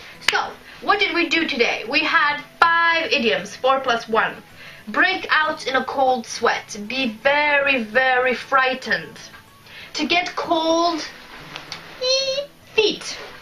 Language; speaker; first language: English; non-native, fluent; Polish